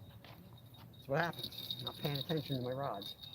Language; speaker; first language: English; native; English